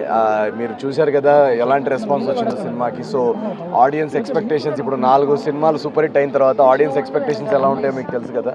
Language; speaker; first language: Telugu; native; Telugu